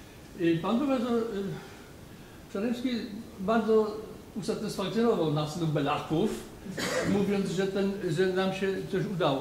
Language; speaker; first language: Polish; native; Polish